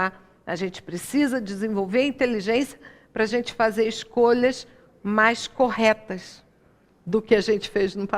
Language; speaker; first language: Portuguese; native; Portuguese